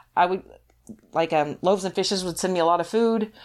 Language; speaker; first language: English; native; English